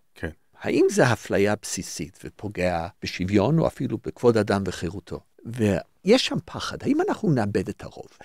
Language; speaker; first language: Hebrew; early bilingual, other home language; English